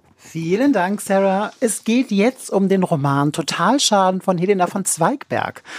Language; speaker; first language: German; native; German